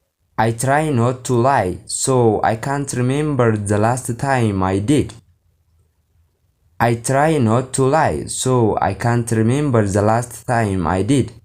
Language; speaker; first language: English; non-native, local second language; Oromo